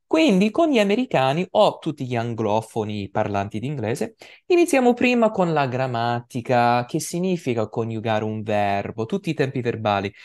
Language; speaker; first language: Italian; non-native, fluent; English